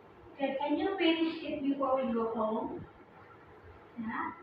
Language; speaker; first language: English; non-native, fluent; Indonesian